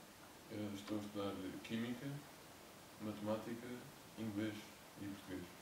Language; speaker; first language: Portuguese; early bilingual, other home language; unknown